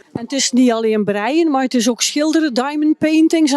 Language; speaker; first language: Dutch; native; Dutch